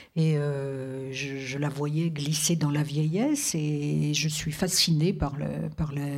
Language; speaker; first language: French; native; French